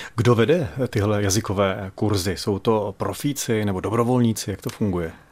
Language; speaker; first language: Czech; native; Czech